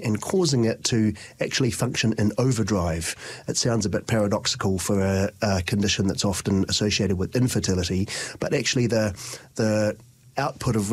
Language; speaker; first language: English; native; English